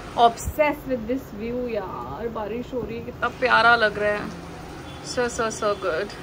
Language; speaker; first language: Hindi; non-native, local second language; Bangla